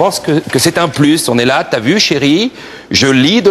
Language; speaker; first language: French; native; French